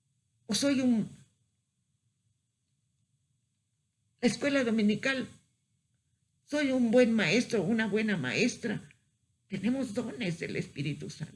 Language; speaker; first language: Spanish; native; Spanish